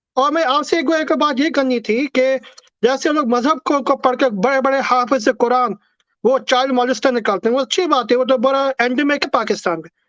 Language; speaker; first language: Urdu; native; Urdu